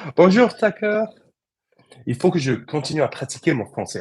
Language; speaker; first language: French; non-native, learner; English